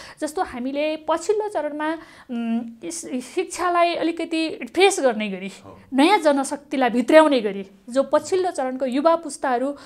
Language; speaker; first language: Nepali; native; Nepali